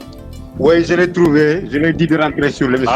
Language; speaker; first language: French; non-native, local second language; Wolof